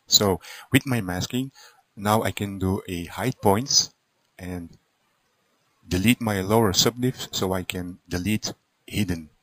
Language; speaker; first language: English; non-native, fluent; Dutch